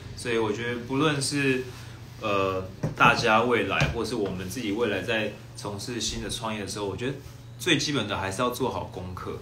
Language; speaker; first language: Chinese; native; Chinese